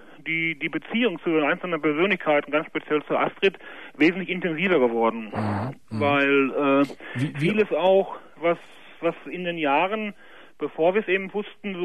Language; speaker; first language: German; native; German